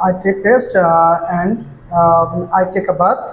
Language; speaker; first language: English; non-native, learner; Bangla